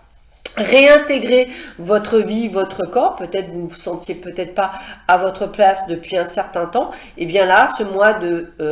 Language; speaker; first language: French; native; French